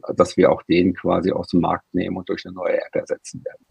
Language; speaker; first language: German; native; German